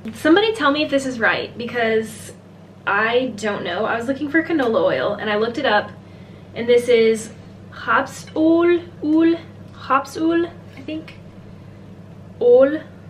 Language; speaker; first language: English; native; English